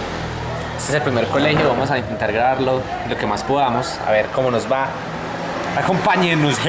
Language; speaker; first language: Spanish; native; Spanish